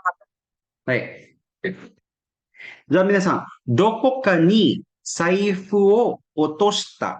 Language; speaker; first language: Japanese; non-native, fluent; Cebuano